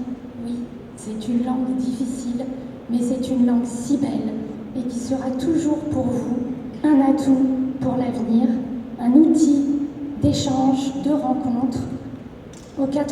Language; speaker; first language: French; native; French